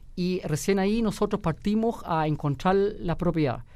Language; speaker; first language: Spanish; early bilingual, heritage; Spanish